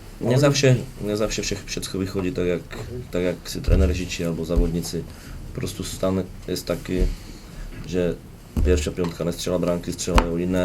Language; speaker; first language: Polish; non-native, learner; Czech